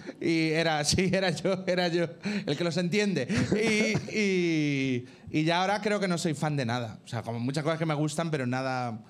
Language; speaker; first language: Spanish; native; Spanish